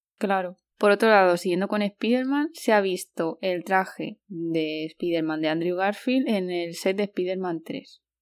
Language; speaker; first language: Spanish; native; Spanish